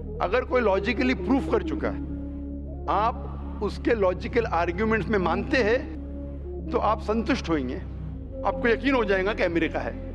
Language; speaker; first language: Hindi; non-native, local second language; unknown